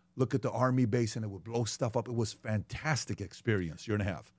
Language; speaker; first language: English; early bilingual, other home language; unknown